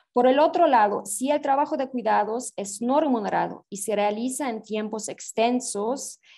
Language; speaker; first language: Spanish; non-native, fluent; German